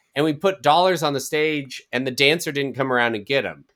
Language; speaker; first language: English; native; English